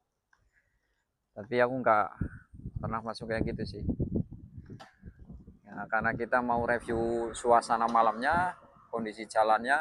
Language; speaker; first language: Indonesian; non-native, local second language; Javanese